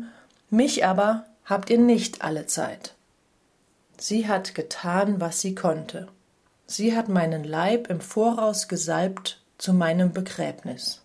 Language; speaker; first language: German; native; German